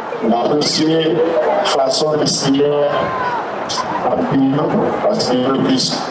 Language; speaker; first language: French; non-native, learner; Haitian Creole